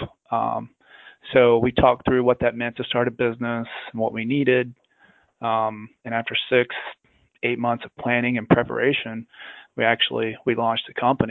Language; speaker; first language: English; native; English